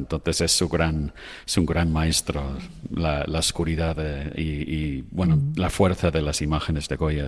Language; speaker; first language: Spanish; non-native, fluent; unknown